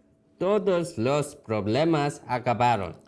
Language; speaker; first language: Spanish; non-native, fluent; Korean